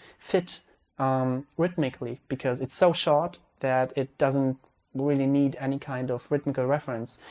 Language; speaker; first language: English; non-native, fluent; Hungarian